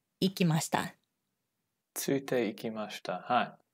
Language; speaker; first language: Japanese; non-native, learner; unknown